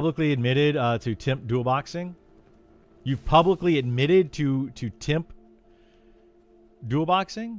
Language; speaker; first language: English; native; English